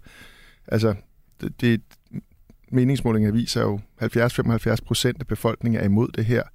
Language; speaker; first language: Danish; native; Danish